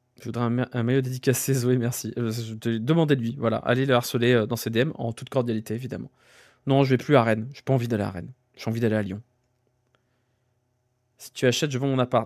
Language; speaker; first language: French; native; French